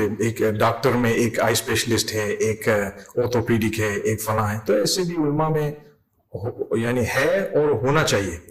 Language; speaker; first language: Urdu; non-native, fluent; English